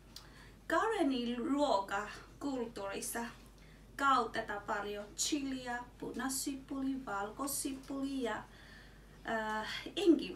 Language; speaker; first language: Finnish; non-native, learner; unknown